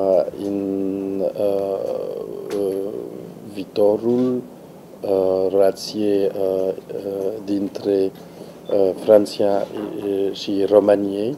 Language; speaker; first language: Romanian; non-native, learner; French